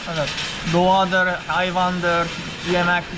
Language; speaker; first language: Turkish; non-native, fluent; Japanese